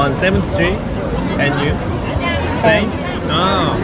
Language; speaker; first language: English; non-native, learner; Korean